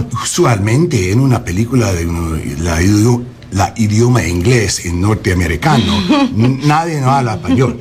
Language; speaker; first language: Spanish; non-native, learner; English